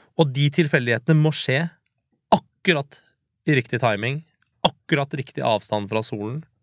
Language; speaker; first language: Norwegian; early bilingual, other home language; Persian